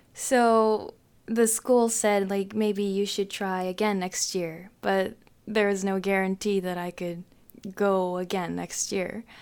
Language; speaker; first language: English; non-native, fluent; Japanese